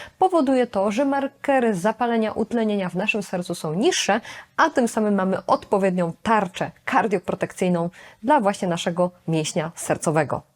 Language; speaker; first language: Polish; native; Polish